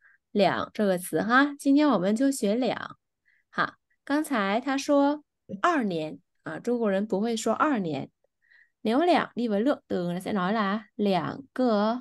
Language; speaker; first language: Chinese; non-native, fluent; Vietnamese